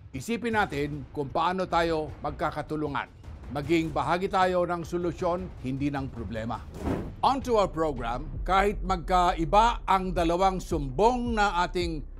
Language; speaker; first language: Filipino; non-native, local second language; Cebuano